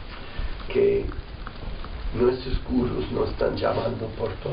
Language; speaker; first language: Spanish; non-native, fluent; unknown